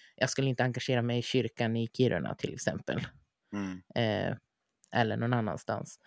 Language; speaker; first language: Swedish; native; Swedish